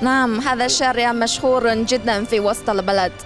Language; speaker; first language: Arabic; non-native, learner; Chinese